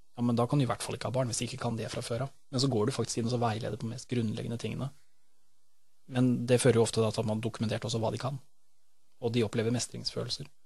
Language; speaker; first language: Norwegian; native; Norwegian